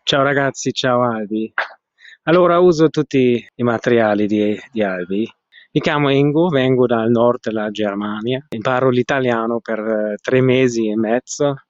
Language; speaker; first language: Italian; non-native, learner; German